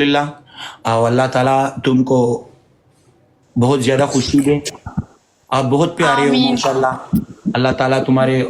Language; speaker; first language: Hindi; non-native, learner; Pashto